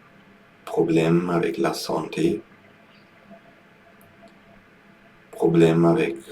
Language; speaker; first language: French; non-native, learner; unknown